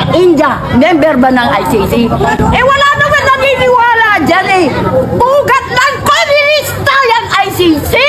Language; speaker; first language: Filipino; non-native, local second language; Iloko